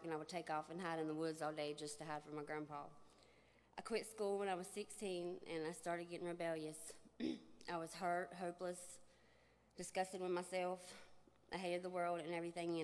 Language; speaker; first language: English; native; English